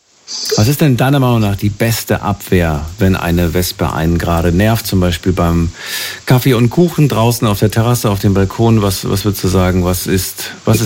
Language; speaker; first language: German; native; German